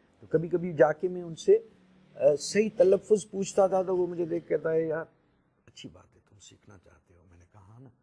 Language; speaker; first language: Urdu; non-native, local second language; Sindhi